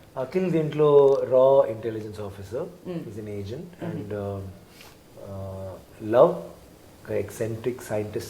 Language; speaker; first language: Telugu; non-native, learner; Tamil